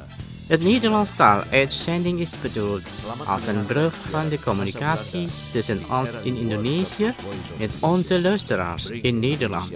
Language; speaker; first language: Dutch; non-native, learner; Indonesian